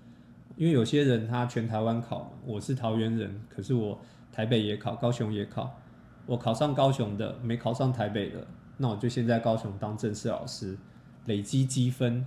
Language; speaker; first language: Chinese; native; Chinese